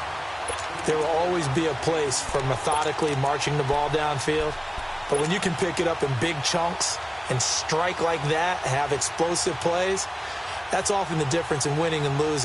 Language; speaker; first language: English; native; English